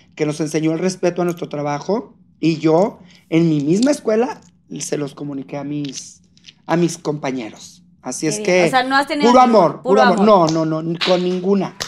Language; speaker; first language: Spanish; native; Spanish